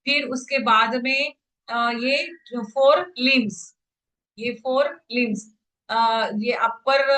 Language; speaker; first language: Hindi; non-native, local second language; Marathi